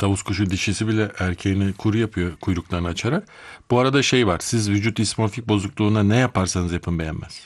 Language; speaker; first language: Turkish; native; Turkish